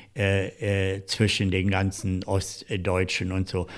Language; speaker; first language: German; native; German